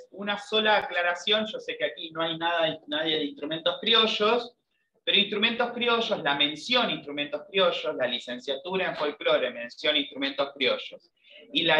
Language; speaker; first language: Spanish; native; Spanish